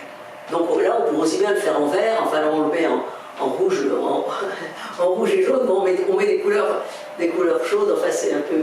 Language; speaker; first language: French; native; French